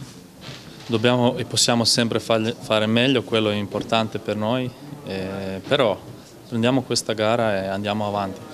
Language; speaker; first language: Italian; non-native, fluent; Croatian